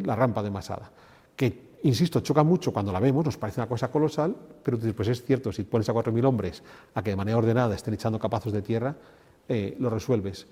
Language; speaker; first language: Spanish; native; Spanish